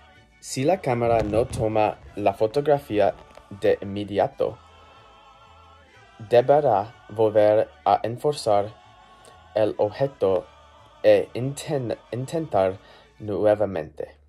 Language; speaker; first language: Spanish; non-native, learner; English